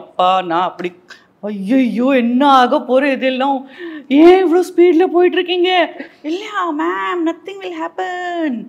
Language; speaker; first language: Tamil; non-native, learner; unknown